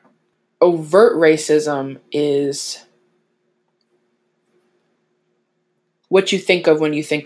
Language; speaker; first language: English; native; English